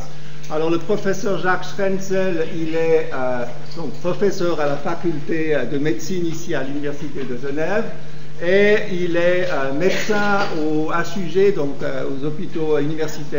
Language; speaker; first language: French; native; French